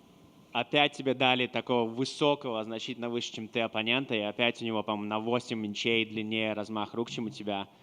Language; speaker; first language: Russian; native; Russian